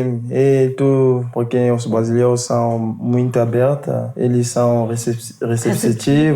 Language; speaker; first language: Portuguese; non-native, fluent; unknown